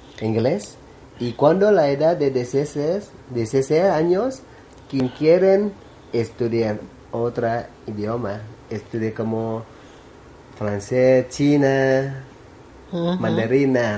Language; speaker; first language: Spanish; non-native, learner; Thai